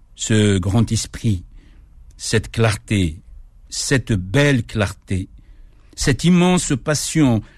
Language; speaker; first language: French; non-native, local second language; Kabyle